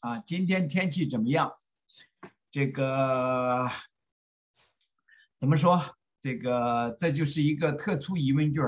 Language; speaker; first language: Chinese; native; Chinese